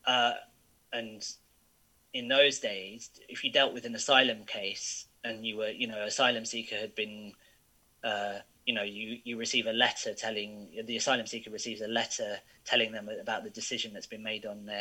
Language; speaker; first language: English; native; English